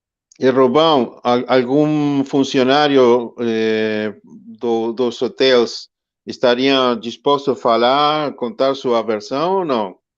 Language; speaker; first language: Portuguese; non-native, fluent; Spanish